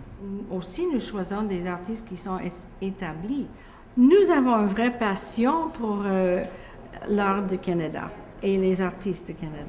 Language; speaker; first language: French; non-native, local second language; English